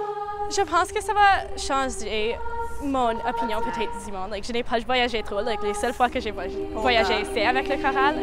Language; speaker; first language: French; non-native, local second language; English